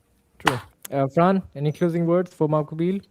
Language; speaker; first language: English; non-native, fluent; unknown